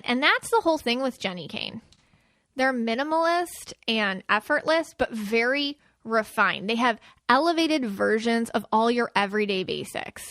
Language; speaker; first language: English; native; English